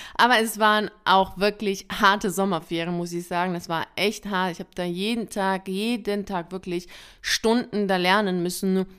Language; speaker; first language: German; early bilingual, other home language; Persian